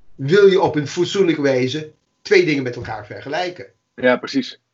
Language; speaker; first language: Dutch; non-native, fluent; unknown